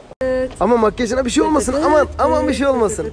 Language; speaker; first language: Turkish; native; Turkish